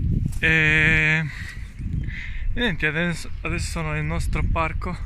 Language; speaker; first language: Italian; non-native, learner; Slovenian